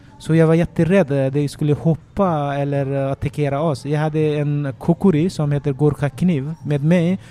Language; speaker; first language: Swedish; non-native, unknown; Nepali